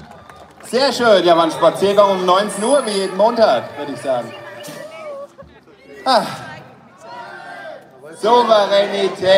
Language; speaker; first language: German; native; German